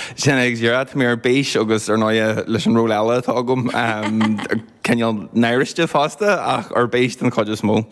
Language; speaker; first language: Irish; non-native, local second language; English